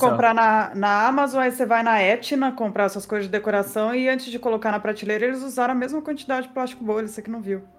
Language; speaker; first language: Portuguese; native; Portuguese